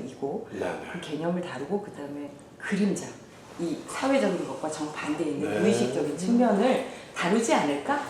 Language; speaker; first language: Korean; native; Korean